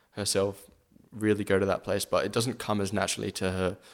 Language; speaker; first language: English; native; English